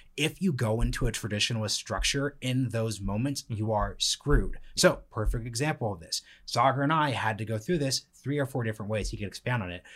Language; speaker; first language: English; native; English